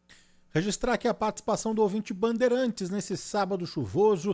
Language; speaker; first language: Portuguese; native; Portuguese